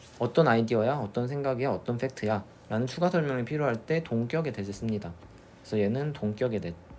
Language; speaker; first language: Korean; native; Korean